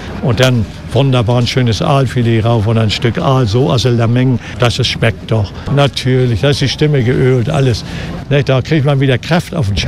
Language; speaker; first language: German; native; German